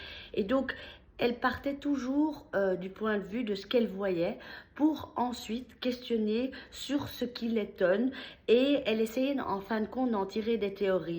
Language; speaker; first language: French; native; French